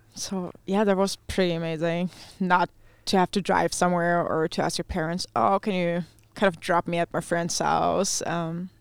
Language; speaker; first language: English; non-native, fluent; German